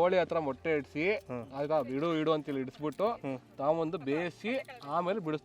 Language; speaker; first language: Kannada; native; Kannada